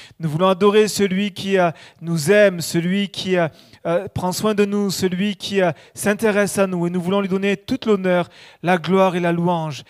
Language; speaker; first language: French; native; French